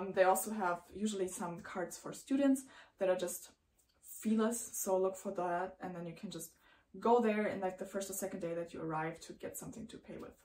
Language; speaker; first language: English; non-native, fluent; German